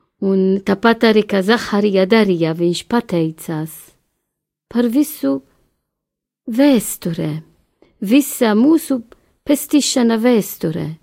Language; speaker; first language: Latvian; non-native, learner; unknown